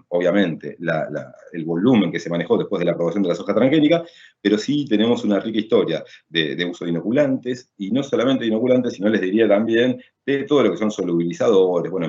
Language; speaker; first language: Spanish; native; Spanish